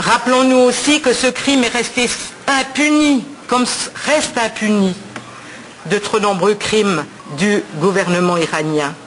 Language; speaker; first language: French; native; French